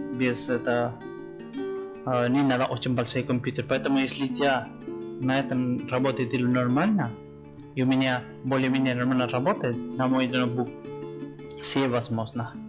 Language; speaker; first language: Russian; non-native, learner; Spanish